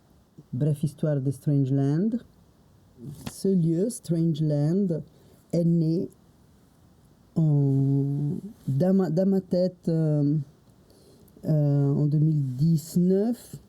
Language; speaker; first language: French; non-native, fluent; Italian